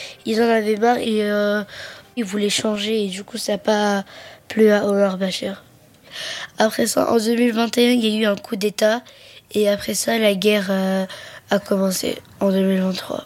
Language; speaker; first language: French; early bilingual, other home language; Arabic